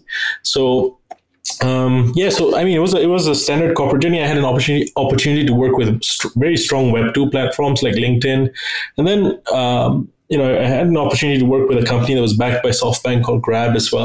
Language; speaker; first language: English; native; English